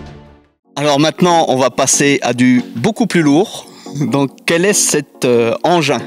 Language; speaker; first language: French; native; French